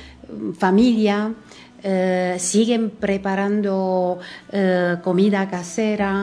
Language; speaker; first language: Spanish; non-native, fluent; Romanian